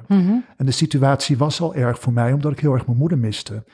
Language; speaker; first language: Dutch; early bilingual, other home language; English